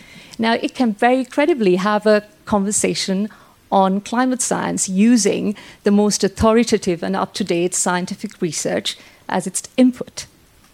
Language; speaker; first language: English; non-native, local second language; Sinhala